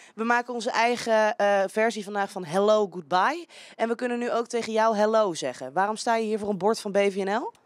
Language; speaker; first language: Dutch; native; Dutch